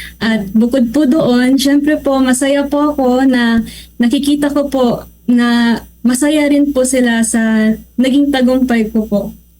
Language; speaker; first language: Filipino; non-native, local second language; Pangasinan